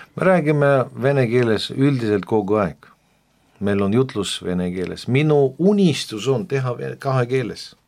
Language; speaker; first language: Estonian; non-native, local second language; Russian